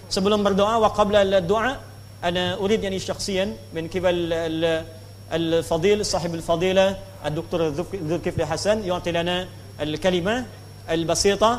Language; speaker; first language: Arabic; non-native, fluent; Indonesian